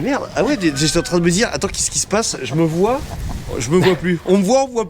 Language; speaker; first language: French; native; French